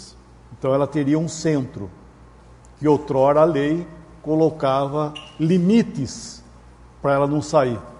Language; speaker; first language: Portuguese; native; Portuguese